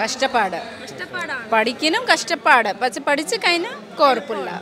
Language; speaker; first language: Malayalam; non-native, learner; Nepali